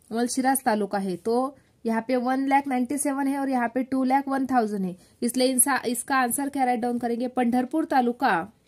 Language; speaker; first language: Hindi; non-native, local second language; Marathi